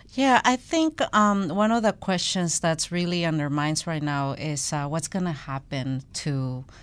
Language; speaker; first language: English; non-native, fluent; Spanish